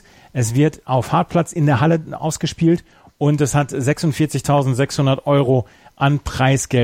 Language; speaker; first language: German; native; German